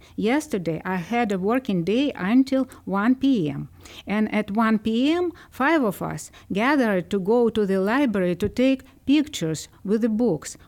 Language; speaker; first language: English; non-native, fluent; Ukrainian